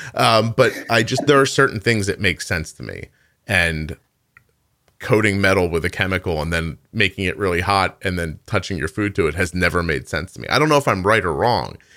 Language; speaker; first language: English; native; English